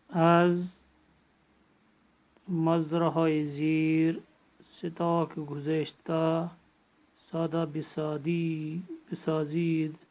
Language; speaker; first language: Persian; non-native, fluent; Urdu